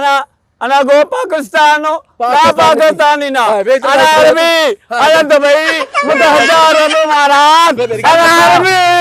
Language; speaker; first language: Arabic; non-native, learner; Punjabi